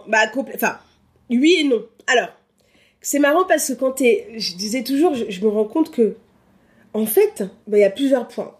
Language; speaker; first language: French; early bilingual, other home language; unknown